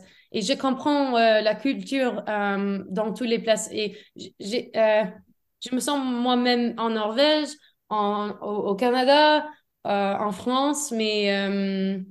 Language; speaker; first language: French; non-native, fluent; English